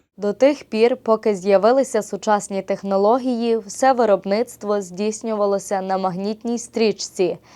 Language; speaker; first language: Ukrainian; early bilingual, heritage; Ukrainian